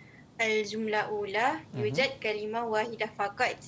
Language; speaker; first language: Arabic; non-native, learner; Malay